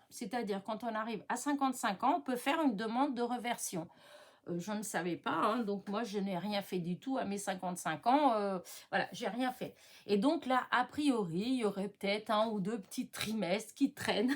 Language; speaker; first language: French; native; French